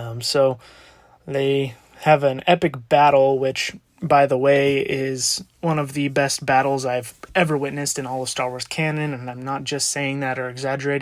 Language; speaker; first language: English; native; English